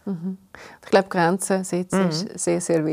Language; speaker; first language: German; native; German